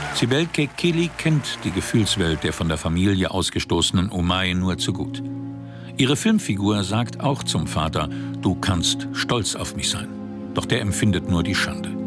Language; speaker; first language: German; native; German